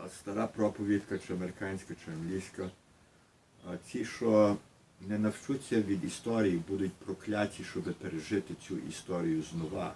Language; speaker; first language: Ukrainian; early bilingual, heritage; Ukrainian